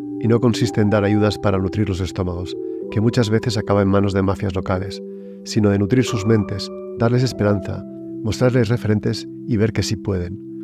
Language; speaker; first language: Spanish; native; Spanish